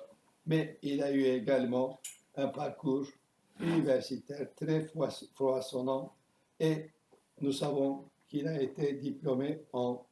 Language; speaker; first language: French; non-native, fluent; Turkish